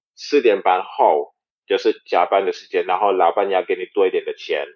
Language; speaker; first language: Chinese; non-native, fluent; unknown